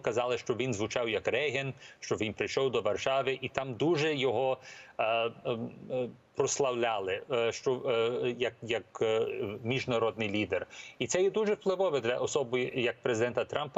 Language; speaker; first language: Ukrainian; early bilingual, heritage; English